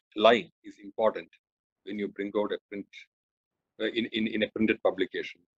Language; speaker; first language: English; non-native, local second language; Malayalam